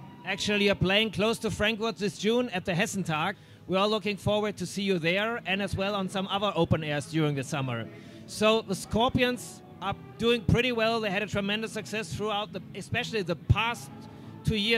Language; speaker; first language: English; non-native, fluent; German